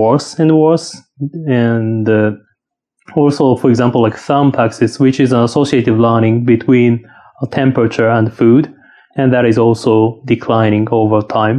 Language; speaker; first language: English; non-native, fluent; Japanese